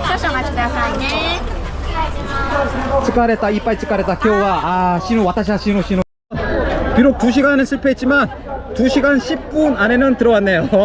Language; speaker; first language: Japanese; non-native, learner; Korean